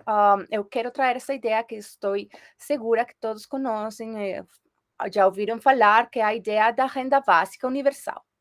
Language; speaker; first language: Portuguese; non-native, fluent; Spanish